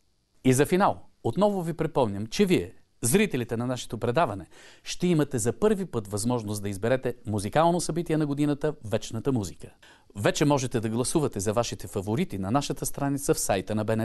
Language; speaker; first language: Bulgarian; native; Bulgarian